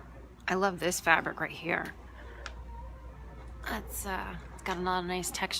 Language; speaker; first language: English; native; English